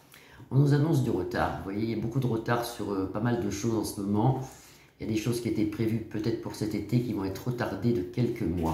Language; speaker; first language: French; native; French